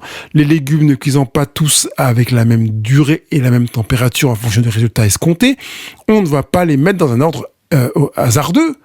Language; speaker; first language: French; native; French